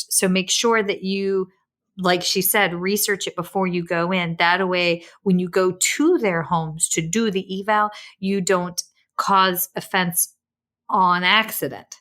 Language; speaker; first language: English; native; English